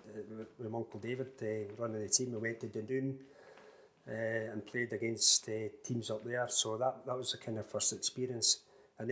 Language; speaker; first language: English; native; English